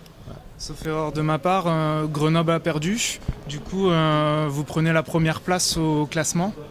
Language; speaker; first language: French; native; French